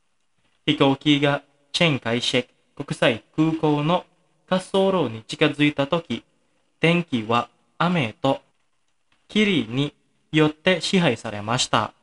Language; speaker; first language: Japanese; non-native, fluent; Indonesian